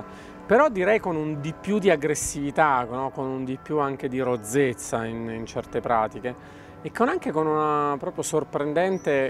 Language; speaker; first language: Italian; native; Italian